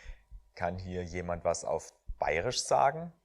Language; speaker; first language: German; native; German